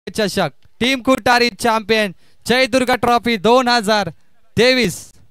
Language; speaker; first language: Hindi; non-native, local second language; Marathi